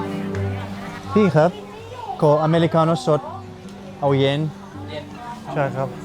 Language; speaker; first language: Thai; non-native, learner; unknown